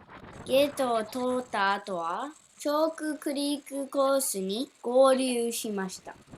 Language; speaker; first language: Japanese; early bilingual, heritage; Japanese